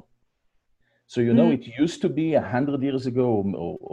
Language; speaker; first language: English; non-native, fluent; Hebrew